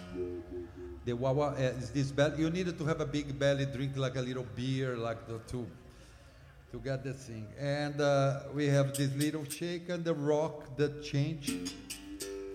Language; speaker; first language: English; non-native, learner; Portuguese